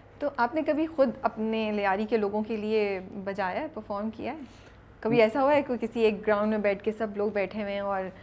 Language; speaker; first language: Urdu; native; Urdu